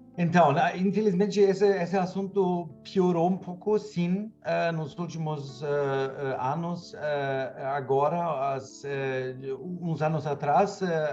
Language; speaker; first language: Portuguese; non-native, fluent; German